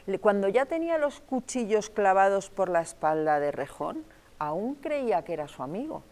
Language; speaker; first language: Spanish; native; Spanish